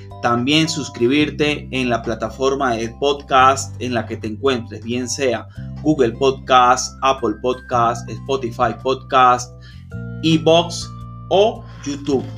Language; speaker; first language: Spanish; native; Spanish